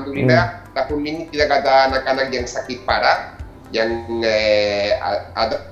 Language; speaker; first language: Indonesian; non-native, fluent; Spanish